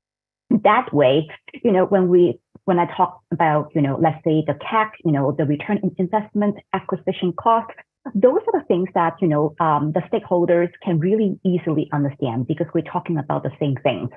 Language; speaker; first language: English; non-native, fluent; Cantonese